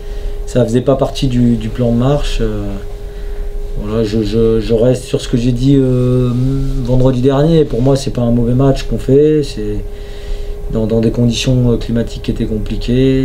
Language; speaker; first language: French; native; French